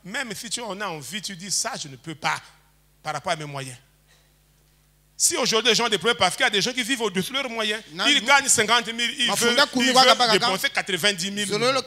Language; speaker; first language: French; native; French